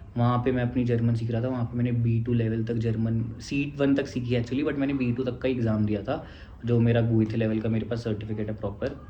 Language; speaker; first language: Hindi; native; Hindi